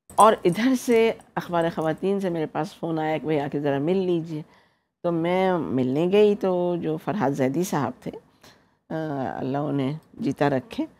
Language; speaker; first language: Urdu; native; Urdu